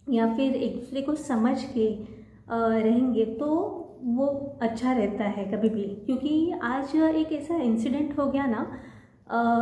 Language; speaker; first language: Hindi; non-native, local second language; Marathi